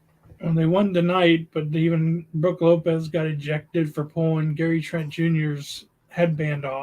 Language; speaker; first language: English; native; English